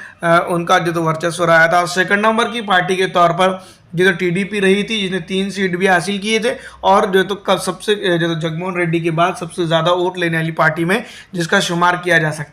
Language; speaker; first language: Hindi; native; Hindi